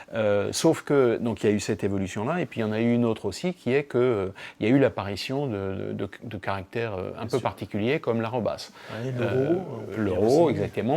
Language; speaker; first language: French; native; French